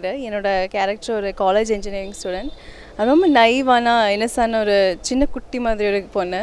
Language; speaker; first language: Tamil; non-native, learner; Malayalam